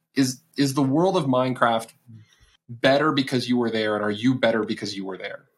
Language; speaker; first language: English; native; English